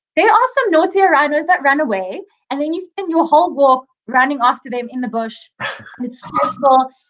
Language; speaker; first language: English; native; English